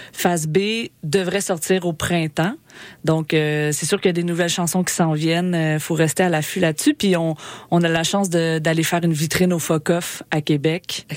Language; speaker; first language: French; native; French